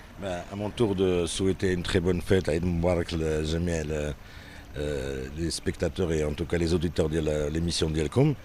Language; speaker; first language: French; non-native, local second language; Arabic